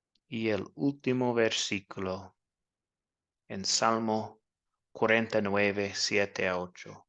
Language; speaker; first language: Spanish; non-native, fluent; English